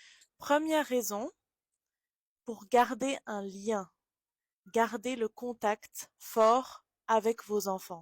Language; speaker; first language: French; native; French